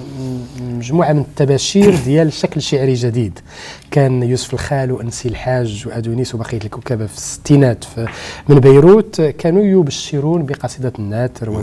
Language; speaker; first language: Arabic; native; Arabic